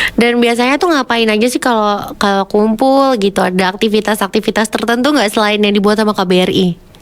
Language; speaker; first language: Indonesian; native; Indonesian